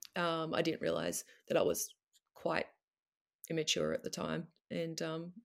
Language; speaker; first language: English; native; English